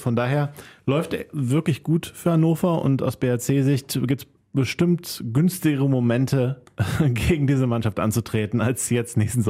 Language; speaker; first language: German; native; German